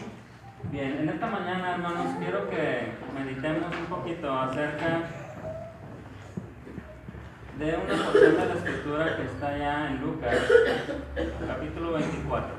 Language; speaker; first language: Spanish; native; Spanish